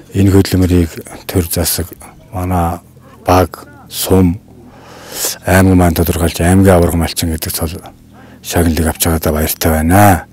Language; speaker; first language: Mongolian; native; Mongolian